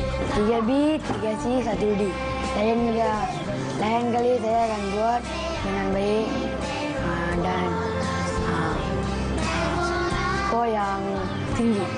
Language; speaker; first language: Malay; non-native, local second language; Tamil